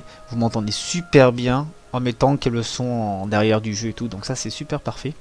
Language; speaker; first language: French; native; French